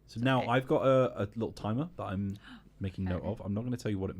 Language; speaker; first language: English; native; English